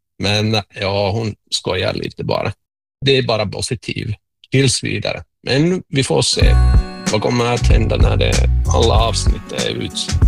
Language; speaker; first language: Swedish; non-native, local second language; Finnish